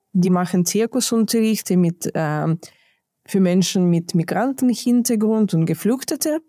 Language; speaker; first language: German; non-native, fluent; Ukrainian